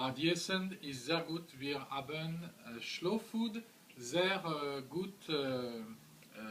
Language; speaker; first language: German; non-native, learner; French